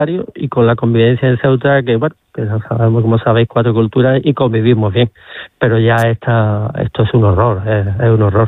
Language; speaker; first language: Spanish; native; Spanish